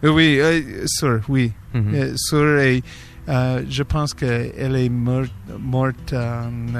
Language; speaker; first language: French; non-native, learner; English